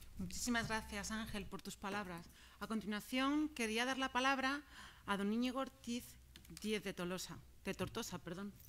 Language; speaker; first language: Spanish; native; Spanish